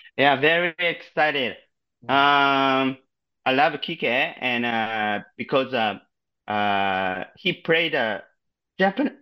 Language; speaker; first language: English; non-native, learner; Japanese